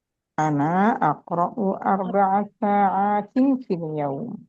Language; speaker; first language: Arabic; non-native, learner; Indonesian